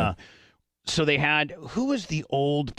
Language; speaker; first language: English; native; English